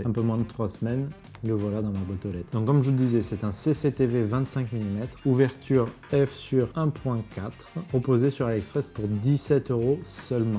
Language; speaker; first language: French; native; French